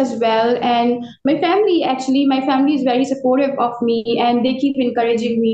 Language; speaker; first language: English; non-native, local second language; Urdu